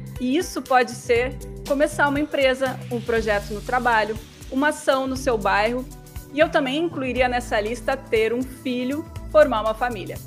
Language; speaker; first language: Portuguese; native; Portuguese